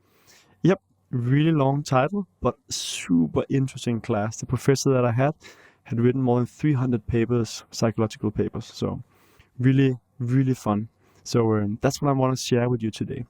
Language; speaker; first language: English; non-native, fluent; Danish